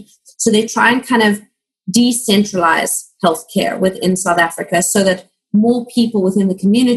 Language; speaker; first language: English; native; English